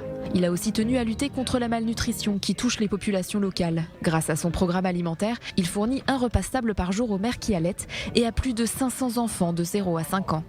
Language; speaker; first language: French; native; French